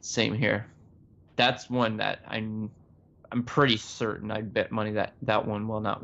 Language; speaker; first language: English; native; English